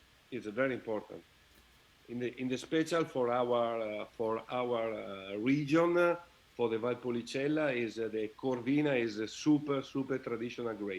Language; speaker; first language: English; non-native, learner; Italian